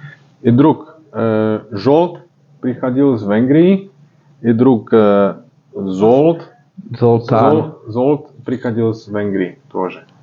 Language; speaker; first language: Russian; non-native, learner; Slovak